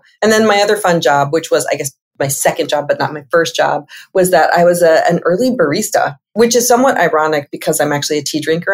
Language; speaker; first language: English; native; English